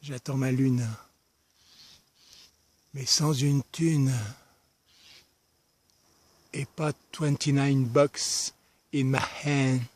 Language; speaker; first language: French; native; French